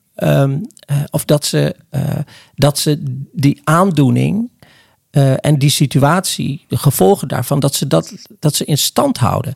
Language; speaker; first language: Dutch; early bilingual, other home language; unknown